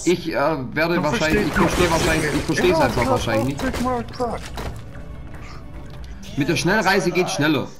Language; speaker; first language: German; native; German